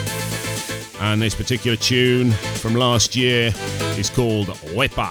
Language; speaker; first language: English; native; English